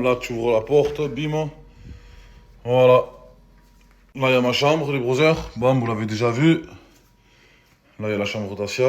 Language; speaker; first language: French; native; French